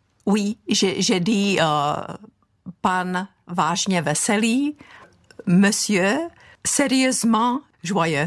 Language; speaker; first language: French; non-native, fluent; Czech